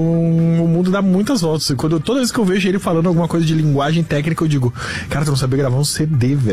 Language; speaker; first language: Portuguese; native; Portuguese